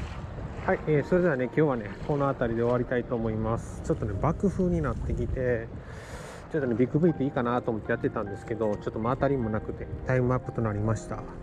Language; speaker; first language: Japanese; native; Japanese